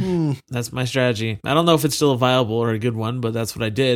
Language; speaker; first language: English; native; English